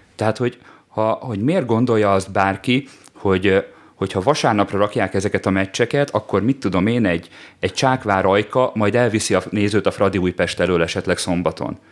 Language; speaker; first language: Hungarian; native; Hungarian